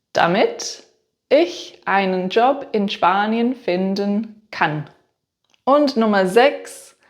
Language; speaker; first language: German; non-native, fluent; English